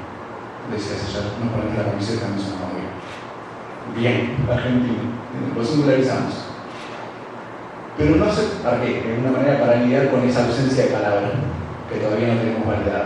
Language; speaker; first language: Spanish; native; Spanish